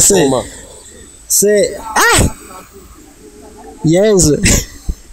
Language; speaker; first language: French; non-native, learner; Rundi